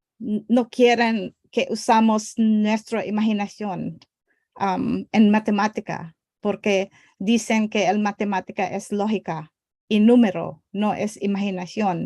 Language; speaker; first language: Spanish; non-native, learner; English